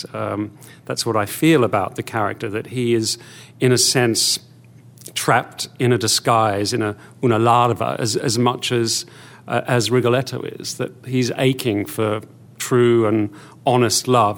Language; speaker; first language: English; native; English